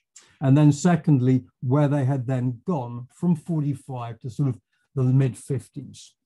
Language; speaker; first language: English; native; English